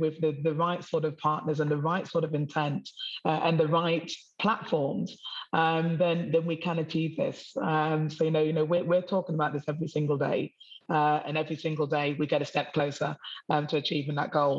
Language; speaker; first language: English; native; English